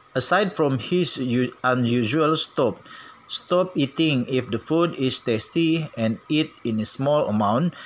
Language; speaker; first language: English; non-native, local second language; Malay